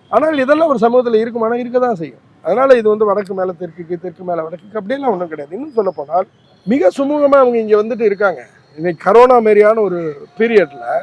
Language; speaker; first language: Tamil; native; Tamil